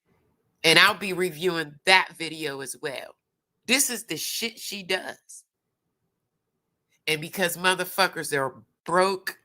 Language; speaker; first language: English; native; English